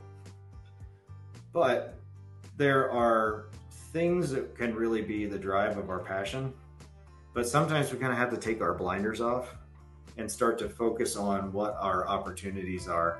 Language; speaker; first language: English; native; English